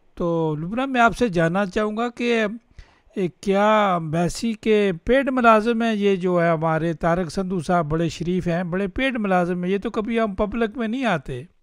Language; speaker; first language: Urdu; native; Urdu